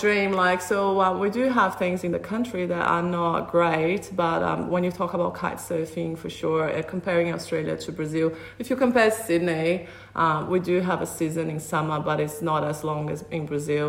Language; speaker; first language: English; non-native, fluent; Portuguese